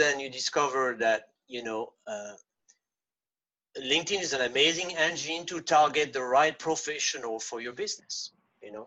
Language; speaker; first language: English; non-native, fluent; French